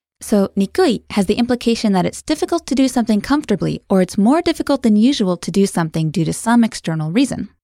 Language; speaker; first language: English; native; English